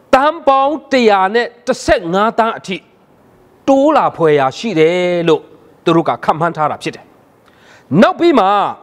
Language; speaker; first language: Burmese; non-native, local second language; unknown